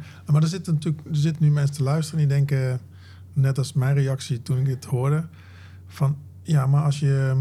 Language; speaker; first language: Dutch; native; Dutch